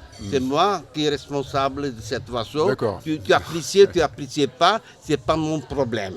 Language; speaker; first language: French; non-native, learner; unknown